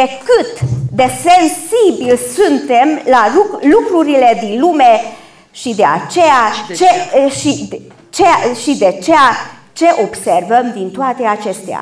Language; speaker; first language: Romanian; non-native, local second language; Hungarian